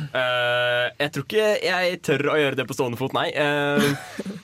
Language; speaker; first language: Norwegian; native; Norwegian